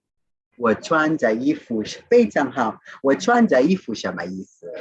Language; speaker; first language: Chinese; non-native, fluent; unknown